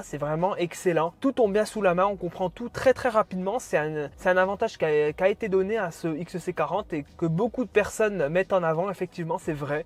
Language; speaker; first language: French; native; French